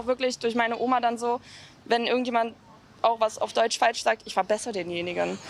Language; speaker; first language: German; native; German